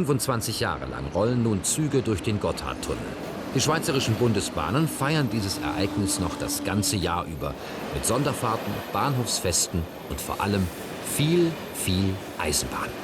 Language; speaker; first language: German; native; German